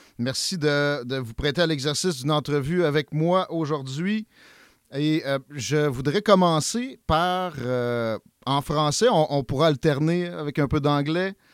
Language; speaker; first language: French; native; French